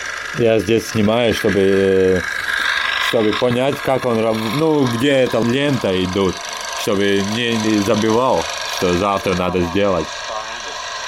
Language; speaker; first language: Russian; non-native, learner; Latvian